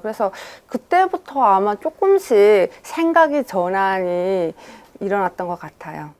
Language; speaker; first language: Korean; native; Korean